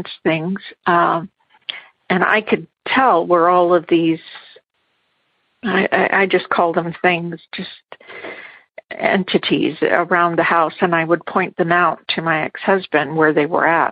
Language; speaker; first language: English; native; English